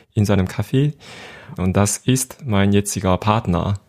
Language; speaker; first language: German; non-native, fluent; Korean